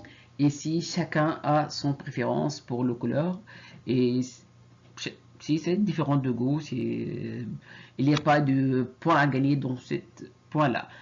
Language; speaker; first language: French; non-native, fluent; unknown